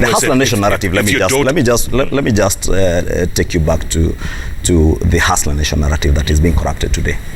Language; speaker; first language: English; non-native, local second language; Kikuyu